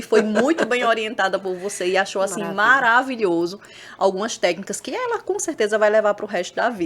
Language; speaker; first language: Portuguese; native; Portuguese